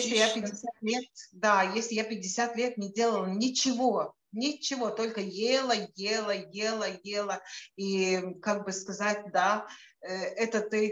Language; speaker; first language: Russian; non-native, local second language; Latvian